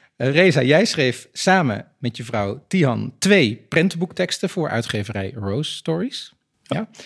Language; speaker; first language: Dutch; native; Dutch